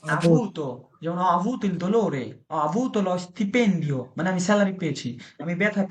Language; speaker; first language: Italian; non-native, fluent; Bangla